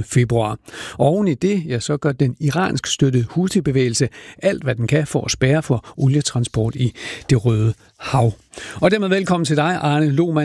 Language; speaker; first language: Danish; native; Danish